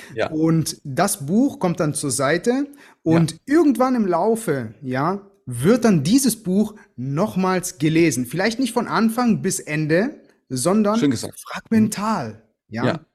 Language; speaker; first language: German; early bilingual, other home language; Greek